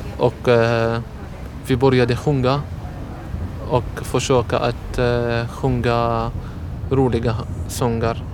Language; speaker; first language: Swedish; non-native, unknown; Arabic